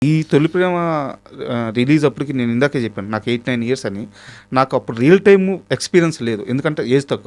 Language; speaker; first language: Telugu; native; Telugu